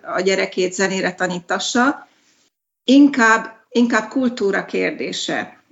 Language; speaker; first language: Hungarian; native; Hungarian